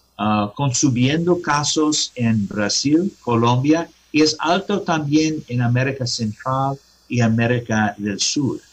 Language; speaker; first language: Spanish; non-native, learner; English